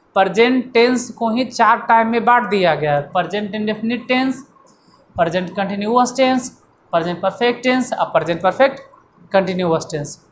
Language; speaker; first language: Hindi; native; Hindi